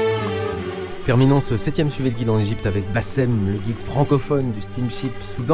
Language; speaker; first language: French; native; French